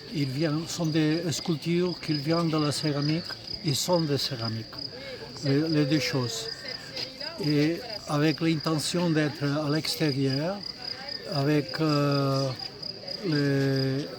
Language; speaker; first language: French; non-native, fluent; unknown